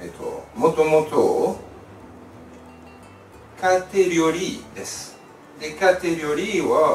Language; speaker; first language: Japanese; non-native, learner; French